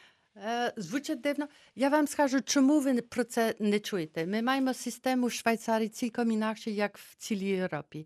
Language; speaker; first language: Ukrainian; early bilingual, heritage; Ukrainian